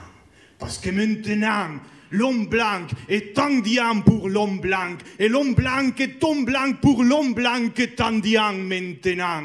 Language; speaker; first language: French; non-native, learner; Spanish